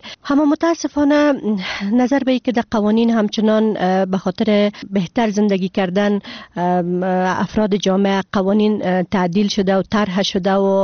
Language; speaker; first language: Persian; native; Persian